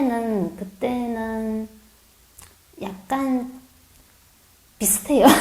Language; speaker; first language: Korean; non-native, learner; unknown